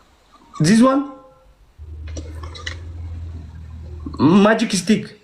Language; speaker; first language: English; non-native, learner; Oromo